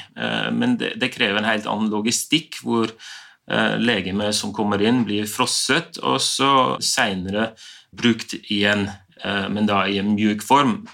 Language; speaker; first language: Norwegian; non-native, fluent; Dutch